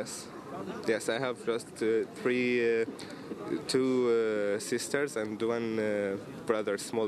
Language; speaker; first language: English; non-native, fluent; Arabic